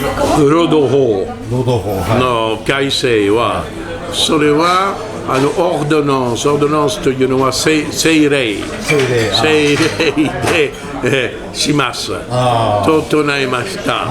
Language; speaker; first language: Japanese; non-native, learner; French